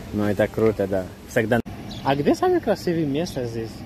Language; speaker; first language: Russian; non-native, learner; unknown